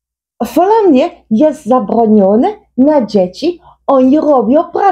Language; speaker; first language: Polish; non-native, learner; Dutch